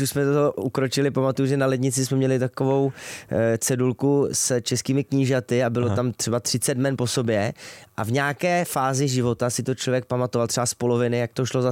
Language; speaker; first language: Czech; native; Czech